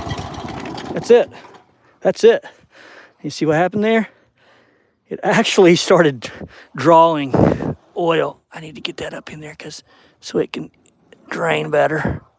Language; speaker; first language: English; native; English